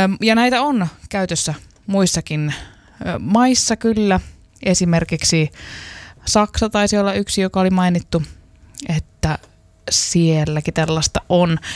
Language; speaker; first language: Finnish; native; Finnish